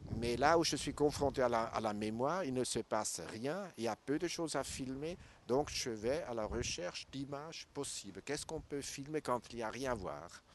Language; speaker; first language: French; non-native, local second language; German